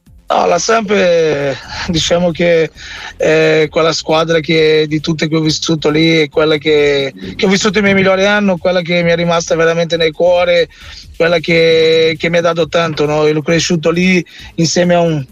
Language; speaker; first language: Italian; non-native, fluent; Portuguese